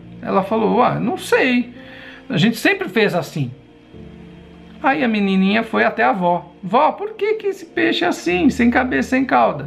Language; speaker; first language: Portuguese; native; Portuguese